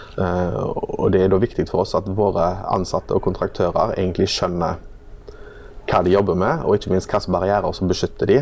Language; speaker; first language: Norwegian; native; Norwegian